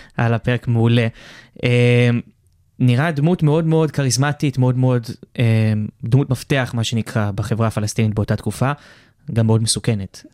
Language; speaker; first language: Hebrew; native; Hebrew